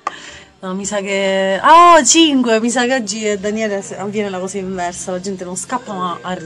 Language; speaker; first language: Italian; native; Italian